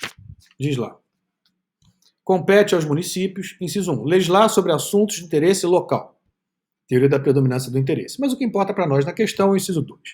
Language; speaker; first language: Portuguese; native; Portuguese